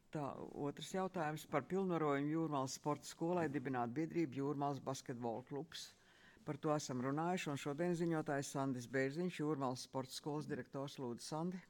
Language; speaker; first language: Latvian; native; Latvian